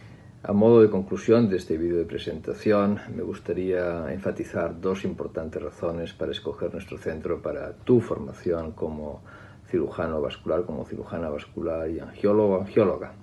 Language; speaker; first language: Spanish; native; Spanish